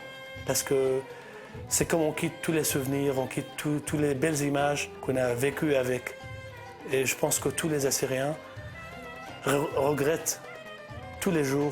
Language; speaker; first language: French; non-native, fluent; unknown